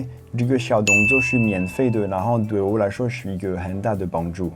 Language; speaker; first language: Chinese; non-native, fluent; French